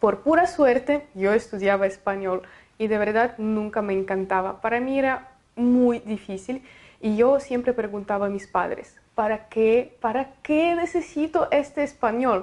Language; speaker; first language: Spanish; non-native, fluent; Russian